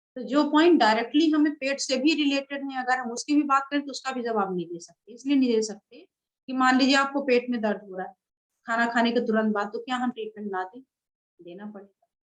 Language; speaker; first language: Hindi; native; Hindi